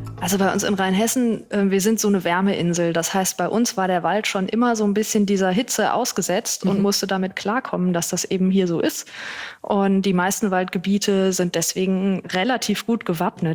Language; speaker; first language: German; native; German